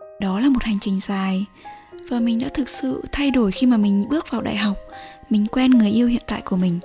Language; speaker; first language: Vietnamese; native; Vietnamese